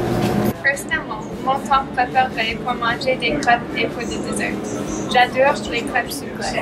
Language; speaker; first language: French; non-native, learner; English